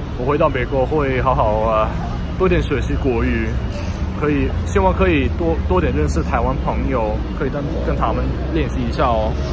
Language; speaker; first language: Chinese; non-native, learner; Cantonese